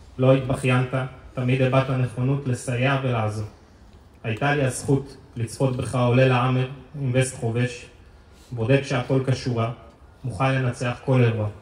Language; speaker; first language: Hebrew; native; Hebrew